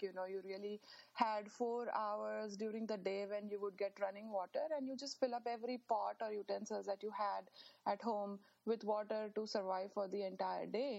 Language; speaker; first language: English; non-native, local second language; Marathi